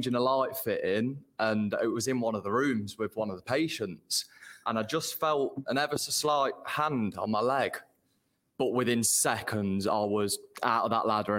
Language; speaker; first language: English; native; English